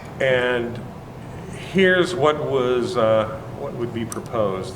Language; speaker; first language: English; native; English